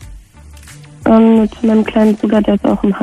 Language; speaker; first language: German; native; German